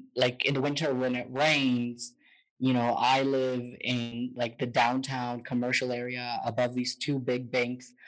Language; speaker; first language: English; native; English